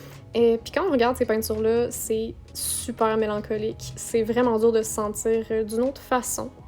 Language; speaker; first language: French; native; French